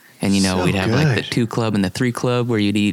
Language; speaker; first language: English; native; English